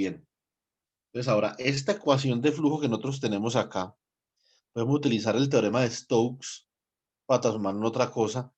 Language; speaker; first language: Spanish; native; Spanish